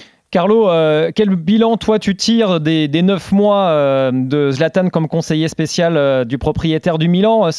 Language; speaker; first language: French; native; French